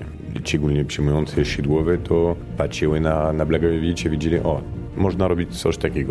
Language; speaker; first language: Polish; non-native, fluent; Italian